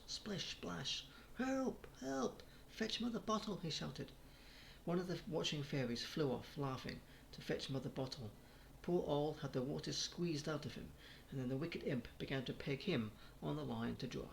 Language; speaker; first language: English; native; English